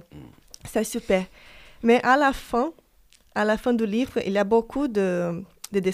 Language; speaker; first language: French; non-native, fluent; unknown